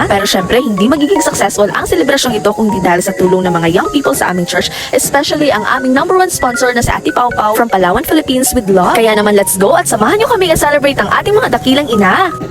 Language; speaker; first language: Filipino; non-native, local second language; Hiligaynon